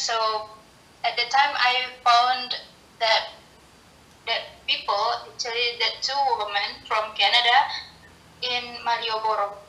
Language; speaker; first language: English; non-native, learner; Indonesian